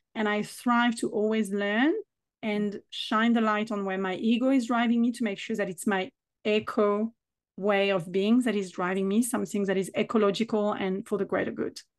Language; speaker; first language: English; non-native, fluent; French